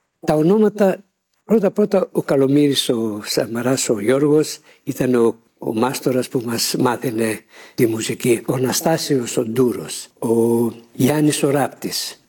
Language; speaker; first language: Greek; early bilingual, heritage; Greek